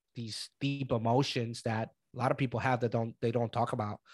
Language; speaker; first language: English; early bilingual, other home language; Spanish